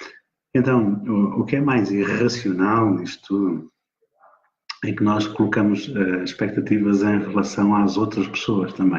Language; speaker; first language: Portuguese; native; Portuguese